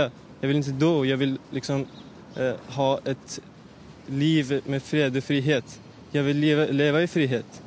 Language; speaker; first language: Swedish; non-native, learner; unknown